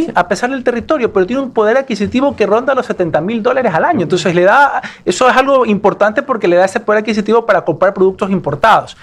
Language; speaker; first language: Spanish; native; Spanish